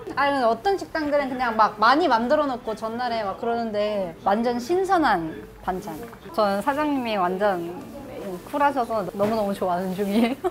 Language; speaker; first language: Korean; non-native, fluent; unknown